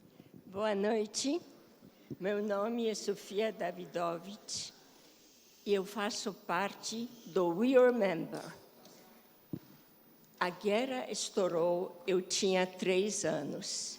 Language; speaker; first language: Portuguese; non-native, fluent; Polish